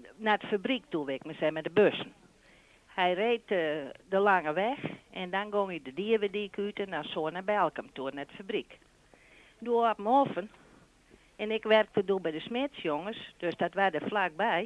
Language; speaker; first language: Dutch; non-native, local second language; Western Frisian